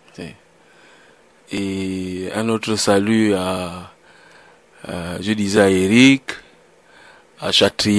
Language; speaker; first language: Spanish; non-native, learner; French